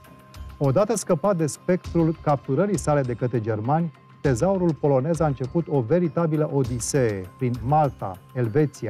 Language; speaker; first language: Romanian; native; Romanian